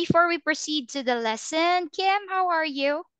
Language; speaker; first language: English; non-native, fluent; Filipino